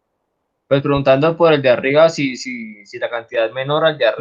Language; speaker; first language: Spanish; native; Spanish